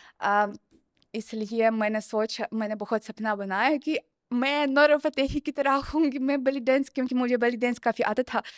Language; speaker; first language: Hindi; non-native, fluent; Russian